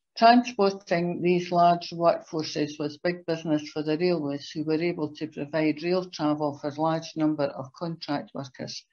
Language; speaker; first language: English; native; English